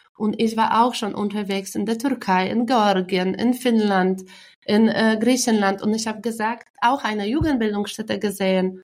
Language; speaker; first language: German; non-native, fluent; Polish